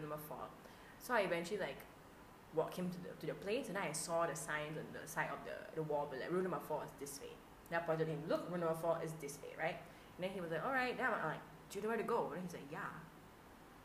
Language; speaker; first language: English; non-native, local second language; Chinese